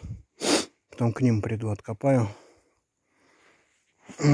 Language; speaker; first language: Russian; native; Russian